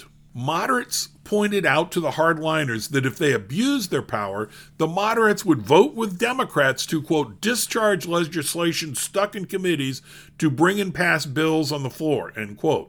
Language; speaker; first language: English; native; English